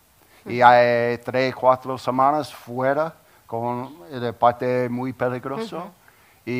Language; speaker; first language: Spanish; non-native, learner; English